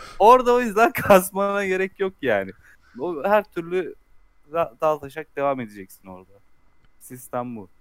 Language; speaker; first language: Turkish; native; Turkish